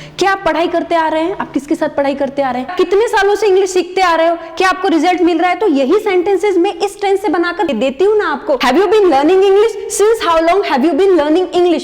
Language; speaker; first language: Hindi; native; Hindi